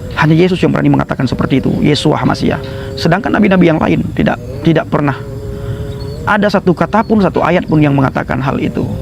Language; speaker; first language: Indonesian; non-native, local second language; Achinese